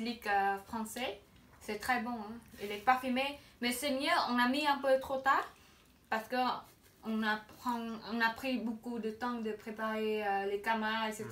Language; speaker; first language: French; non-native, fluent; Khmer